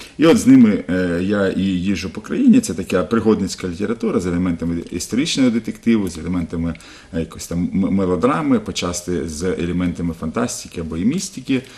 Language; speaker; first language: Ukrainian; non-native, local second language; Russian